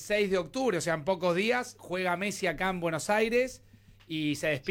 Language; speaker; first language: Spanish; native; Spanish